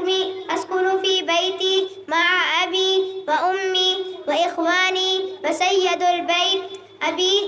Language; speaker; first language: Arabic; non-native, learner; Urdu